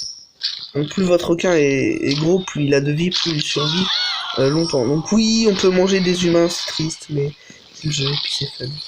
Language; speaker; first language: French; native; French